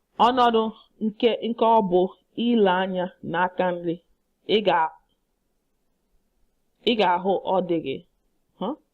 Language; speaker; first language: Igbo; non-native, learner; English